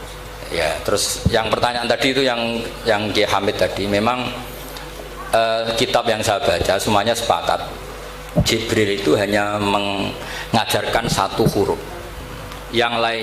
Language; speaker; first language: Indonesian; non-native, local second language; Javanese